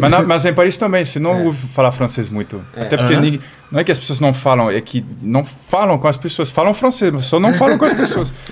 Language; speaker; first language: Portuguese; non-native, fluent; French